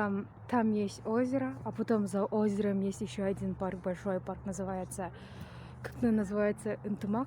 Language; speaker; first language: Russian; non-native, local second language; Kyrgyz